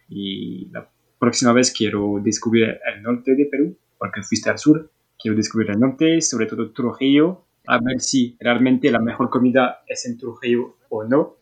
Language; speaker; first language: Spanish; non-native, learner; French